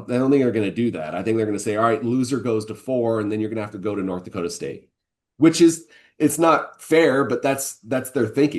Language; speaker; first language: English; native; English